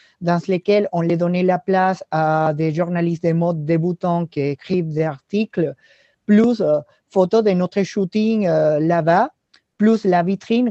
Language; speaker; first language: French; non-native, learner; Spanish